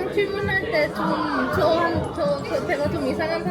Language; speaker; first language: Korean; non-native, fluent; Hindi